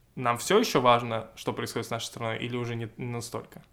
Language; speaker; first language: Russian; native; Russian